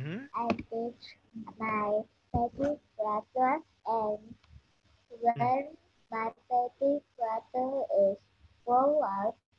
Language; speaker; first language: English; non-native, learner; Vietnamese